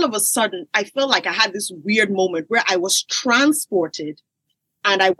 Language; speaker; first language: English; non-native, local second language; Yoruba